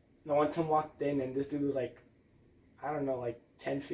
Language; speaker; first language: English; early bilingual, other home language; Spanish